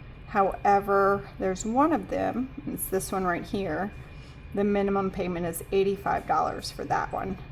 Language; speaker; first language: English; native; English